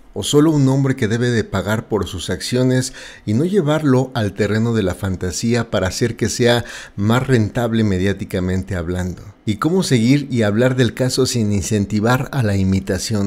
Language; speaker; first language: Spanish; native; Spanish